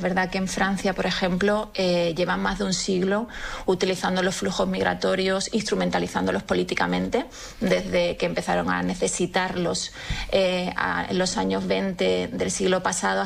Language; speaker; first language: Spanish; native; Spanish